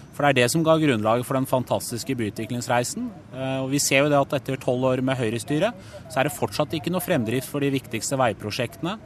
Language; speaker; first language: Norwegian; early bilingual, other home language; Persian